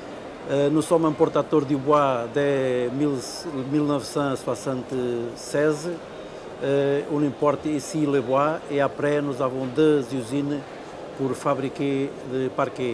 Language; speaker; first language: French; non-native, fluent; Portuguese